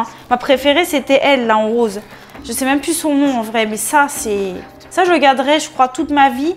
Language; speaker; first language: French; native; French